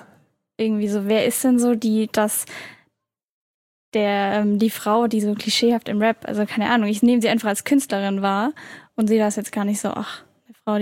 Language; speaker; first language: German; native; German